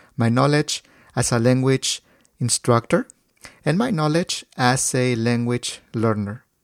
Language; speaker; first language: English; non-native, fluent; Spanish